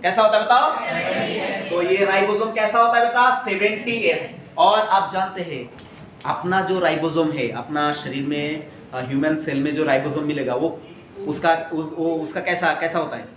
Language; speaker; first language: Hindi; non-native, local second language; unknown